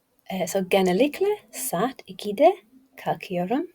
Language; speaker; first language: Turkish; non-native, learner; English